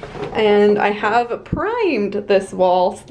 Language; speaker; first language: English; native; English